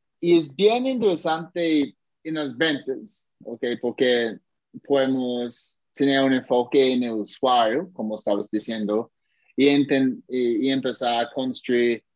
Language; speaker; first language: Spanish; non-native, fluent; English